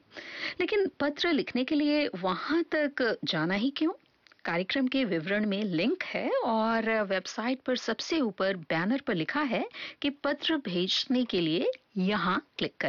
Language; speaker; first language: Hindi; native; Hindi